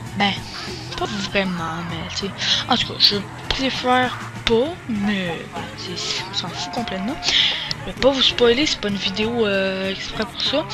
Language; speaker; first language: French; native; French